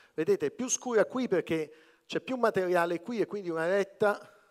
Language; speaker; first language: Italian; native; Italian